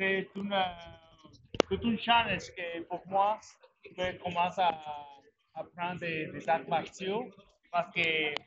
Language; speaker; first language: French; non-native, learner; Spanish